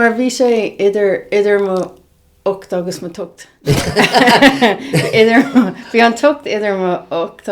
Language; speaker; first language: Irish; non-native, learner; English